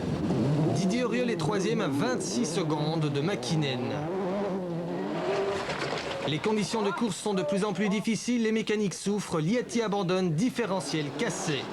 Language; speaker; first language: French; native; French